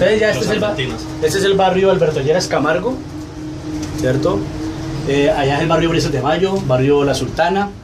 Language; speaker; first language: Spanish; native; Spanish